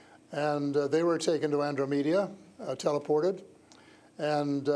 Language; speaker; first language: English; native; English